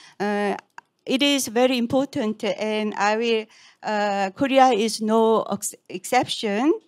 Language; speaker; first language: English; non-native, fluent; Korean